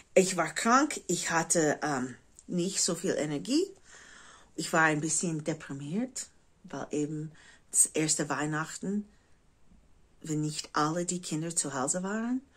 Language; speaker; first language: German; non-native, fluent; English